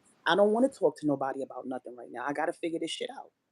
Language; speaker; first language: English; native; English